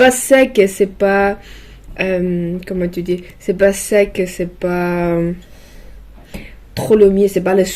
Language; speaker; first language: French; non-native, learner; Chinese